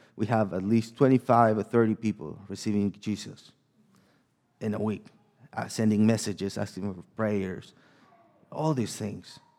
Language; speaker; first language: English; non-native, fluent; Spanish